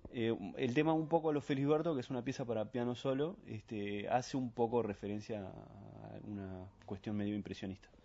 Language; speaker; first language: Spanish; early bilingual, other home language; French